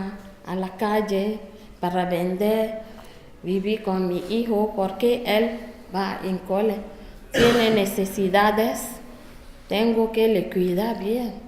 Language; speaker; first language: Spanish; non-native, learner; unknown